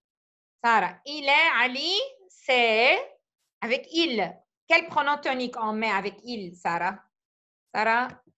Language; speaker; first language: French; non-native, fluent; Arabic